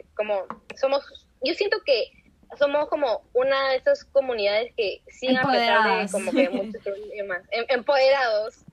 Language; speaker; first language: Spanish; native; Spanish